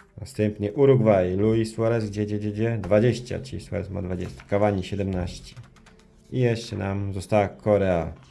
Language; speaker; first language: Polish; early bilingual, heritage; Polish